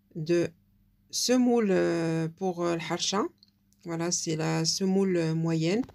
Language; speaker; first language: French; non-native, local second language; Arabic